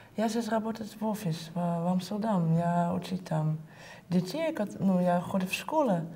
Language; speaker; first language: Russian; non-native, learner; Dutch